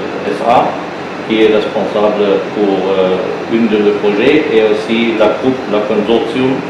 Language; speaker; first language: French; non-native, learner; German